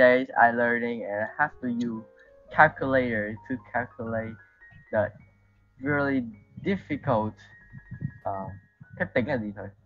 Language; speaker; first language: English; non-native, learner; Vietnamese